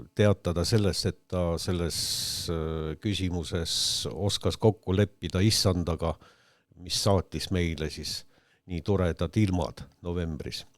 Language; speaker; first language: Estonian; non-native, local second language; Russian